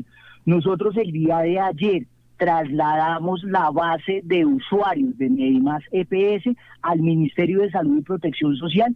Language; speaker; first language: Spanish; native; Spanish